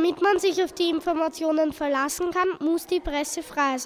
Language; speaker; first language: German; native; German